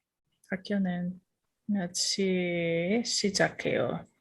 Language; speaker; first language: Korean; non-native, learner; English